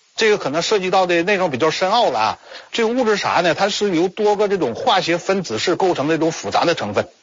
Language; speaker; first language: Chinese; native; Chinese